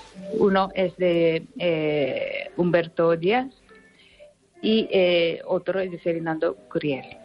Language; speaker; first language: Spanish; non-native, fluent; Japanese